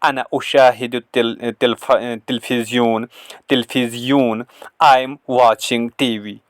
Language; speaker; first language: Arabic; non-native, fluent; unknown